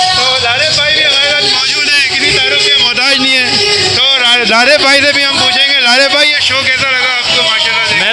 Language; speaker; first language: Urdu; native; Urdu